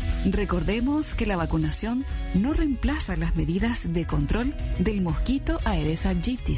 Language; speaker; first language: Spanish; native; Spanish